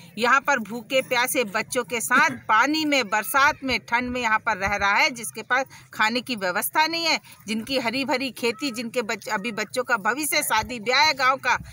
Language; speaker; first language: Hindi; native; Hindi